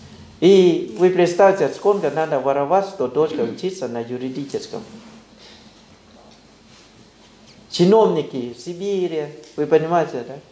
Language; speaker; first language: Russian; non-native, fluent; Thai